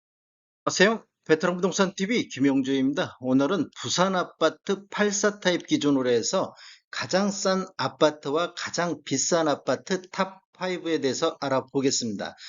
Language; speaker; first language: Korean; native; Korean